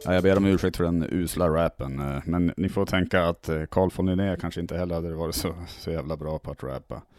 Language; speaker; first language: Swedish; native; Swedish